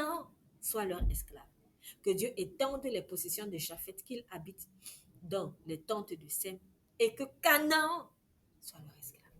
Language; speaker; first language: French; native; French